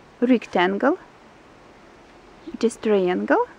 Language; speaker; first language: English; non-native, learner; Russian